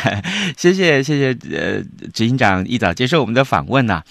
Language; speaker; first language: Chinese; native; Chinese